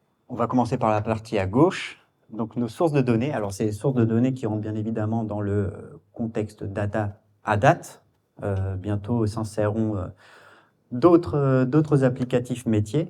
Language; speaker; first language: French; native; French